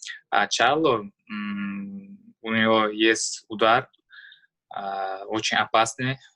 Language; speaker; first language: Russian; non-native, learner; Uzbek